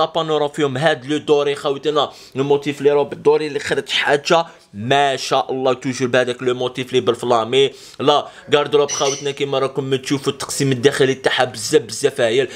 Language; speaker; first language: Arabic; native; Arabic